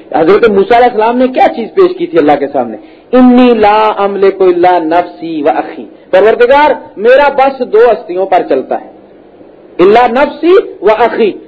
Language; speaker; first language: Urdu; non-native, local second language; Punjabi